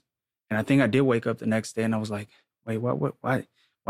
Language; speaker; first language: English; native; English